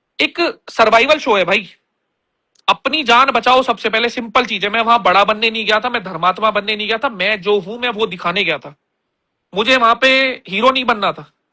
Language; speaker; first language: Hindi; native; Hindi